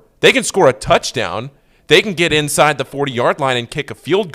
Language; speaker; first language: English; native; English